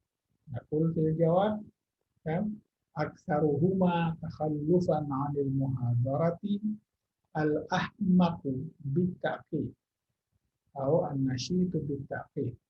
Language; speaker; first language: Arabic; non-native, fluent; Indonesian